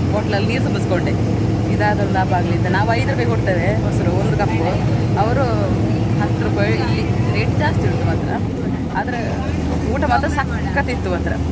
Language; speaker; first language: Kannada; non-native, local second language; Tulu